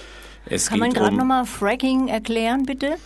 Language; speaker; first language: German; native; German